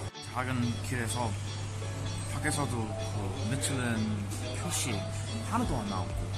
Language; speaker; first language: Korean; non-native, fluent; English